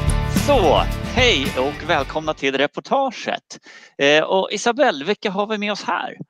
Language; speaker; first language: Swedish; native; Swedish